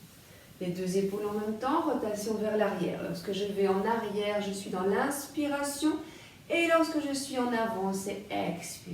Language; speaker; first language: French; native; French